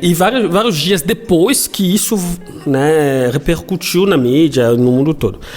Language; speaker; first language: Portuguese; non-native, fluent; Lingala